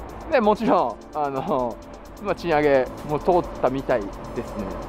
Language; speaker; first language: Japanese; native; Japanese